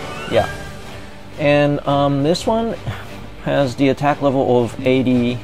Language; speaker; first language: English; non-native, fluent; Japanese